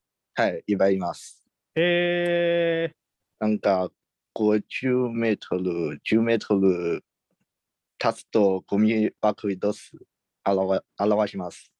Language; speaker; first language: Japanese; non-native, learner; Chinese